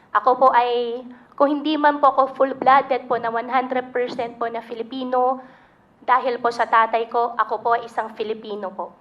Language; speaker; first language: Filipino; native; Filipino